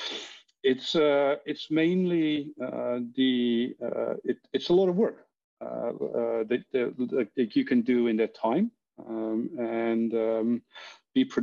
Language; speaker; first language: English; non-native, fluent; Dutch